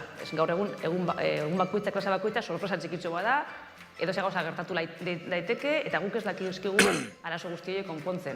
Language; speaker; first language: Basque; native; Basque